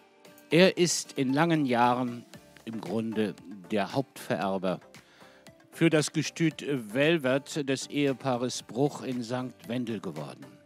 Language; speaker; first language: German; native; German